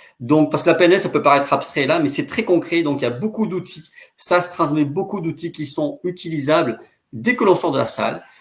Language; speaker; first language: French; native; French